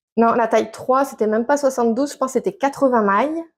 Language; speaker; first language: French; native; French